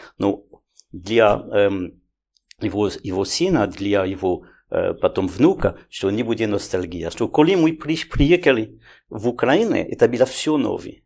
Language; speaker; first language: Ukrainian; non-native, learner; French